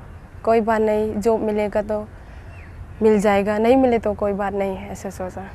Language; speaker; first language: Hindi; non-native, local second language; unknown